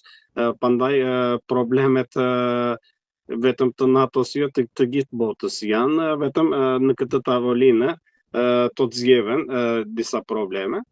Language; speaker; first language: Albanian; non-native, fluent; Turkish